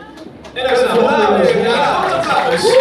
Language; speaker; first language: Dutch; native; Dutch